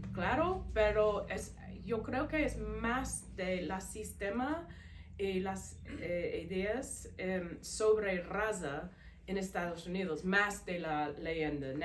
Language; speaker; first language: Spanish; non-native, fluent; English